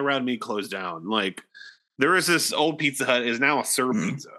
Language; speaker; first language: English; native; English